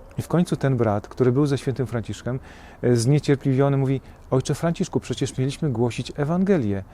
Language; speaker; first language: Polish; native; Polish